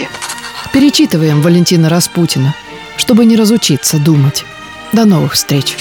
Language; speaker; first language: Russian; native; Russian